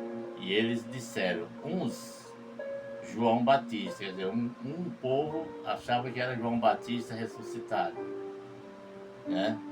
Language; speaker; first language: Portuguese; native; Portuguese